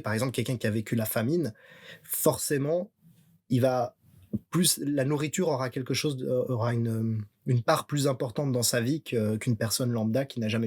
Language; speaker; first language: French; native; French